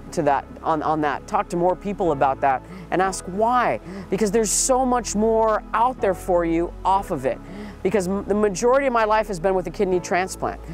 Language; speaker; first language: English; native; English